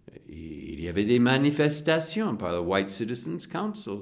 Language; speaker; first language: French; non-native, fluent; English